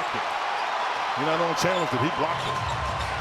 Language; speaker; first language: English; native; English